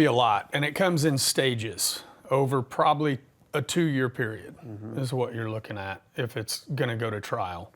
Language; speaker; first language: English; native; English